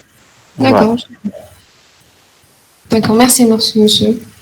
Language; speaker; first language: French; non-native, local second language; Arabic